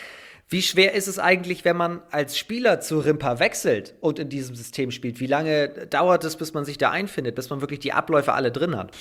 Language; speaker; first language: German; native; German